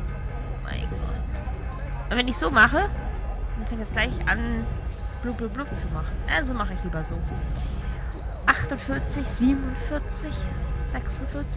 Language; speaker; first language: German; native; German